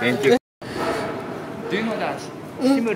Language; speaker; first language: English; non-native, learner; Japanese